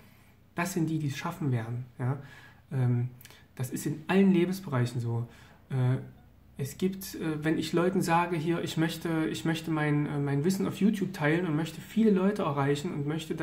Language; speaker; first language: German; native; German